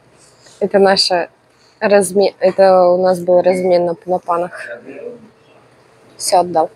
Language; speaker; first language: Russian; native; Russian